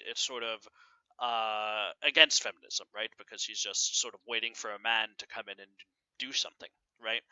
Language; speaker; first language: English; native; English